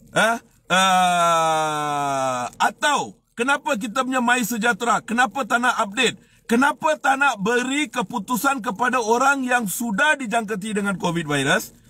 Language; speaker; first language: Malay; non-native, local second language; Tamil